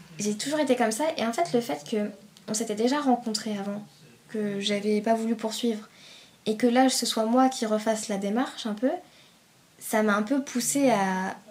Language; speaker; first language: French; early bilingual, other home language; Persian